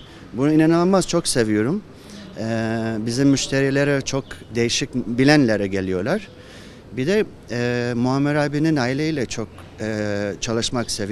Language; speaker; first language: Turkish; non-native, fluent; Japanese